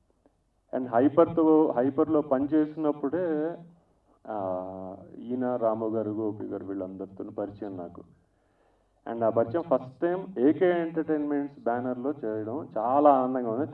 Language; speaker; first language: Telugu; native; Telugu